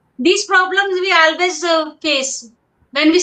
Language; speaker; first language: English; non-native, local second language; Hindi